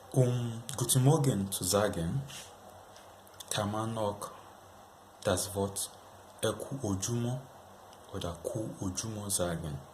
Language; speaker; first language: German; non-native, fluent; Yoruba